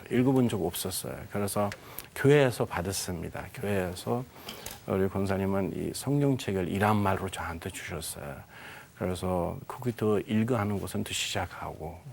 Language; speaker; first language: Korean; non-native, fluent; Persian